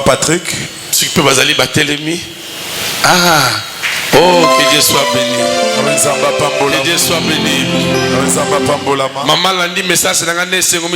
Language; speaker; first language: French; non-native, local second language; Lingala